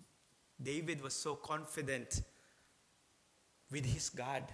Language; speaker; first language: English; non-native, local second language; Filipino